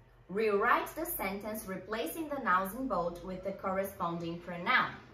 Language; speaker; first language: English; non-native, fluent; Portuguese